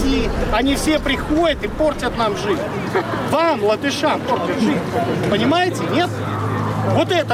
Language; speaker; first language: Russian; non-native, local second language; Latvian